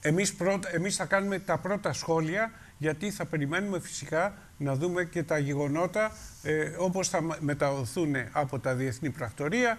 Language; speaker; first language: Greek; native; Greek